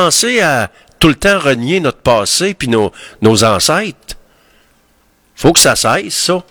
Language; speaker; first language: French; native; French